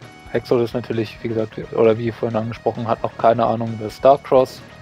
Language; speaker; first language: German; native; German